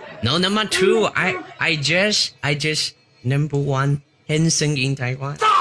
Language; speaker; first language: English; non-native, learner; Chinese